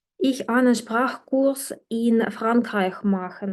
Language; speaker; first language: German; non-native, fluent; Ukrainian